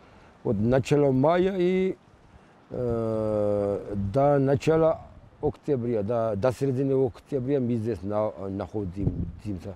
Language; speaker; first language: Russian; non-native, local second language; Georgian